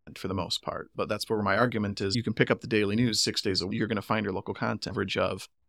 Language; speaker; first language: English; native; English